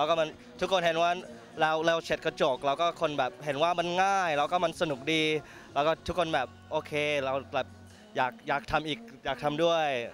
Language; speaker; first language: Thai; early bilingual, heritage; Thai